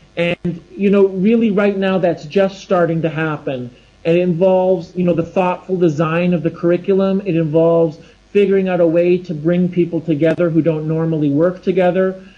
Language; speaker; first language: English; native; English